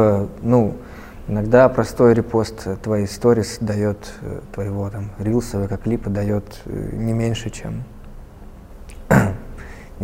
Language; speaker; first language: Russian; native; Russian